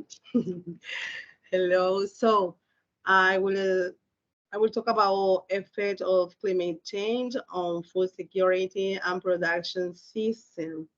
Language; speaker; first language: English; non-native, learner; Spanish